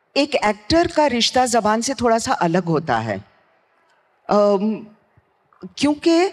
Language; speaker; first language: Hindi; non-native, local second language; Gujarati